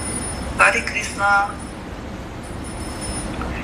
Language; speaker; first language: Russian; native; Russian